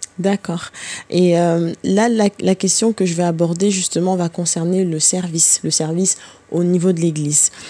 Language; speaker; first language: French; native; French